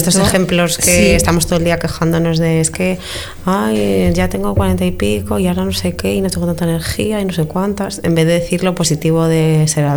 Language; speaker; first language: Spanish; native; Spanish